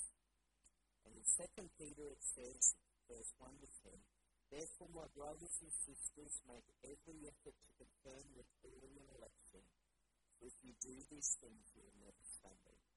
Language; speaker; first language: English; native; English